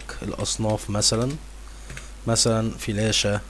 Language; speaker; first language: Arabic; native; Arabic